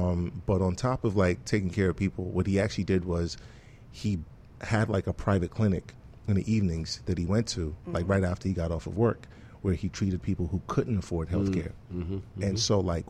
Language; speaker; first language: English; non-native, local second language; Yoruba